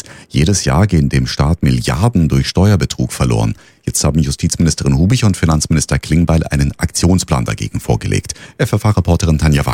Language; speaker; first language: German; native; German